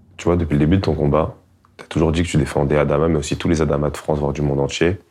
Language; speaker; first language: French; native; French